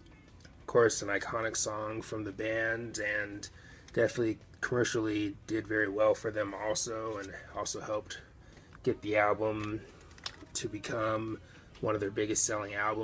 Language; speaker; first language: English; native; English